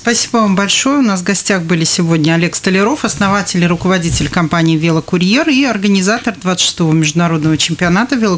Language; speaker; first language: Russian; native; Russian